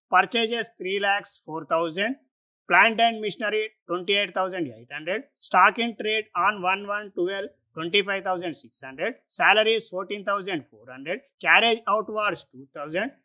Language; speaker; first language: English; non-native, local second language; Telugu